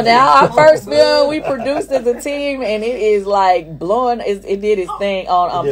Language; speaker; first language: English; native; English